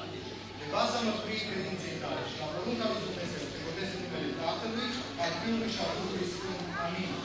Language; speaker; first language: Romanian; native; Romanian